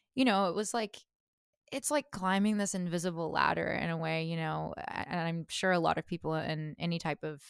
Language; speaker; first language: English; native; English